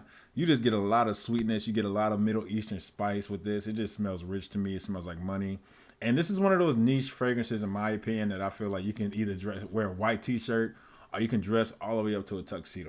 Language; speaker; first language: English; native; English